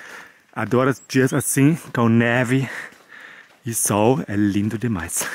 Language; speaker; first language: Portuguese; non-native, fluent; German